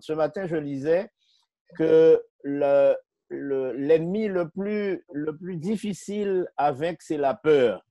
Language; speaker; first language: French; native; French